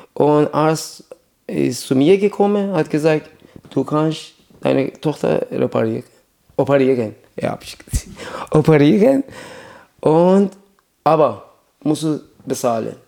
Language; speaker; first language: German; non-native, learner; Persian